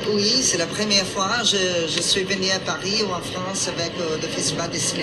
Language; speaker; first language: French; non-native, learner; Portuguese